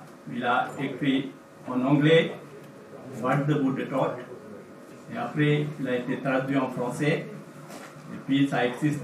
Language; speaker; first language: French; non-native, fluent; Sinhala